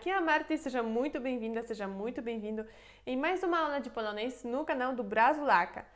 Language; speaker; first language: Portuguese; non-native, fluent; Polish